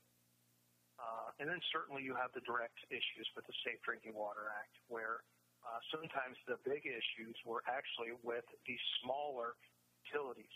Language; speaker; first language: English; native; English